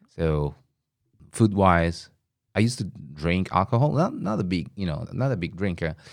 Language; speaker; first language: English; non-native, fluent; Italian